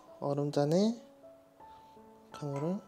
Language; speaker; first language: Korean; native; Korean